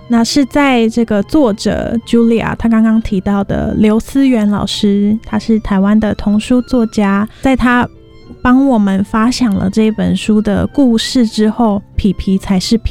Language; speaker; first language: Chinese; native; Chinese